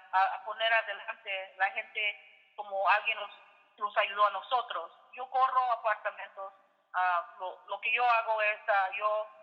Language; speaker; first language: Spanish; early bilingual, other home language; English